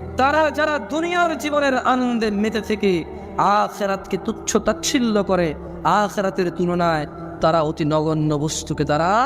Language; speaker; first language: Bangla; early bilingual, heritage; Bangla